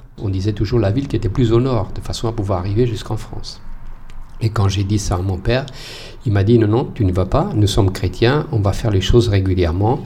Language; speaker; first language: French; non-native, fluent; Portuguese